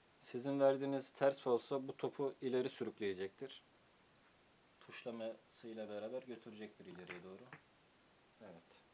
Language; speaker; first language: Turkish; native; Turkish